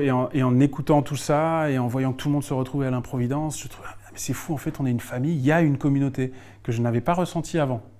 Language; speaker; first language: French; native; French